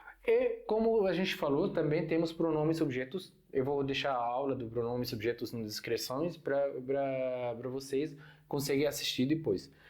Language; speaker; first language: Portuguese; non-native, fluent; Arabic